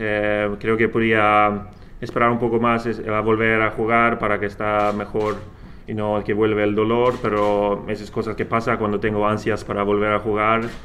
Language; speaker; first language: Spanish; non-native, fluent; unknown